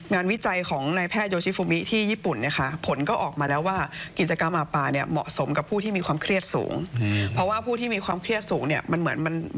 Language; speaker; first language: Thai; native; Thai